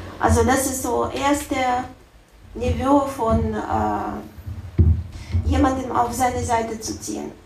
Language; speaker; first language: German; non-native, learner; Russian